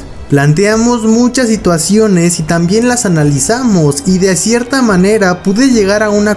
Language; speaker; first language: Spanish; native; Spanish